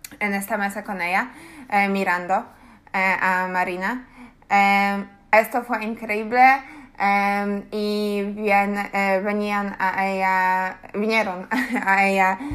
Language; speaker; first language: Spanish; non-native, learner; Polish